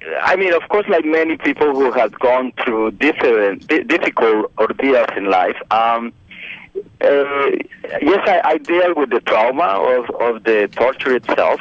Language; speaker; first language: English; non-native, fluent; Spanish